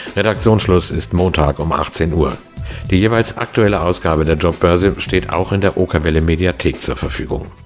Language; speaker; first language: German; native; German